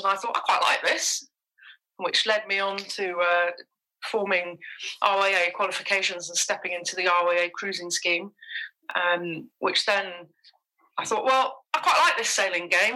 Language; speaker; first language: English; native; English